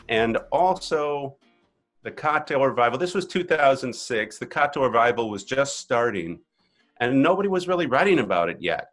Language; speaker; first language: English; native; English